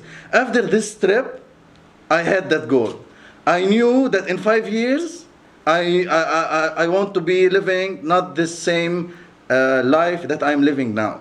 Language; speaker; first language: English; non-native, local second language; Arabic